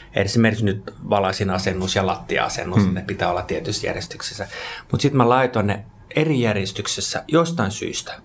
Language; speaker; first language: Finnish; non-native, local second language; Swedish